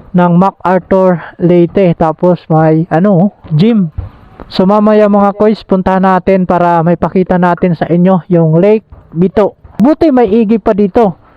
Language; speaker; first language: Filipino; non-native, local second language; Waray